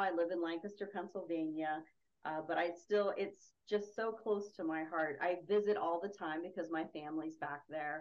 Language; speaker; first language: English; native; English